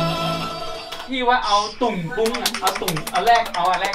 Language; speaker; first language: Thai; native; Thai